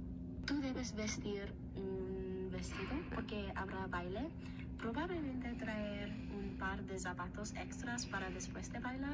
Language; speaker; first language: Spanish; non-native, learner; English